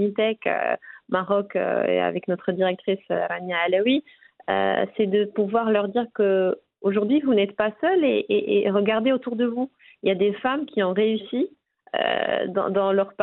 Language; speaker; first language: French; non-native, local second language; Arabic